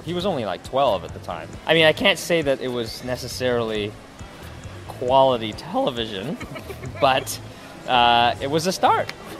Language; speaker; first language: English; early bilingual, other home language; Cantonese